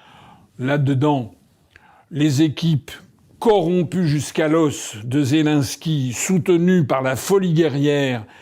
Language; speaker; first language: French; native; French